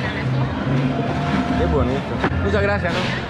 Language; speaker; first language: Spanish; non-native, learner; Greek